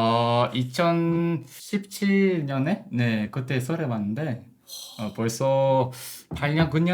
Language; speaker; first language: Korean; non-native, learner; Portuguese